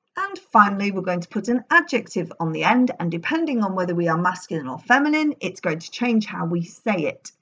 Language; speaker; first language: English; native; English